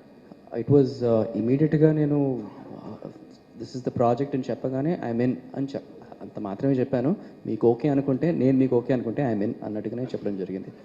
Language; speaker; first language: Telugu; native; Telugu